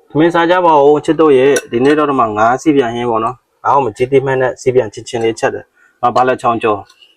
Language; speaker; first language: Burmese; native; Burmese